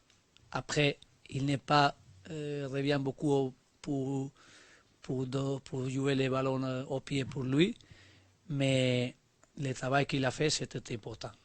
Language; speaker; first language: French; non-native, learner; Spanish